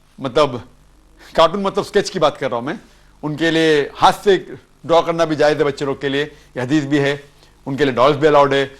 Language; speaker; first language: Urdu; non-native, local second language; Konkani